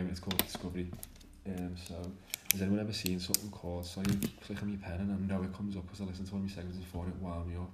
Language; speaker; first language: English; native; English